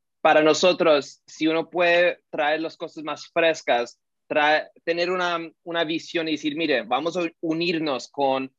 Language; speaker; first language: Spanish; early bilingual, heritage; Spanish